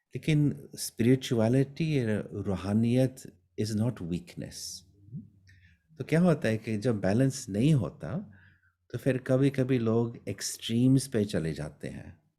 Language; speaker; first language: Hindi; early bilingual, heritage; Hindi